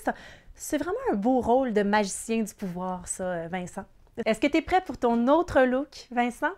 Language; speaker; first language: French; native; French